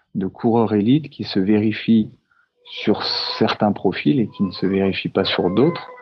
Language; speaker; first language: French; native; French